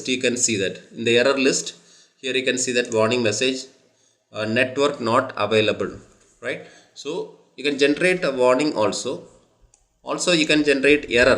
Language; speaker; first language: English; non-native, local second language; Tamil